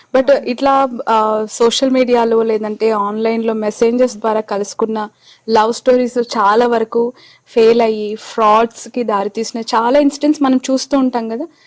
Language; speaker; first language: Telugu; native; Telugu